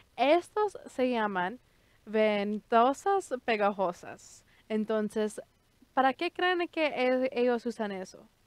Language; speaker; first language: Spanish; early bilingual, heritage; Spanish